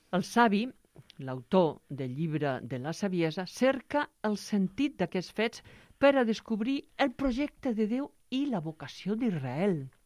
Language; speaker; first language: Catalan; native; Catalan